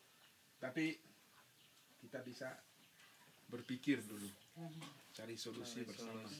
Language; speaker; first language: Indonesian; non-native, fluent; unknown